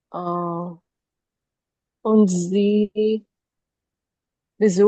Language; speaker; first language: German; non-native, learner; Hindi